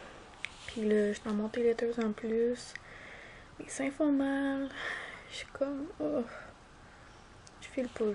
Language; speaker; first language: French; native; French